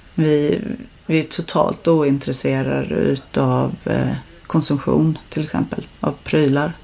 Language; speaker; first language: Swedish; native; Swedish